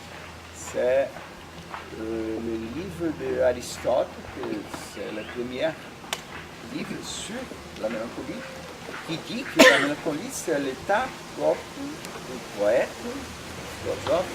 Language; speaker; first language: French; non-native, fluent; Portuguese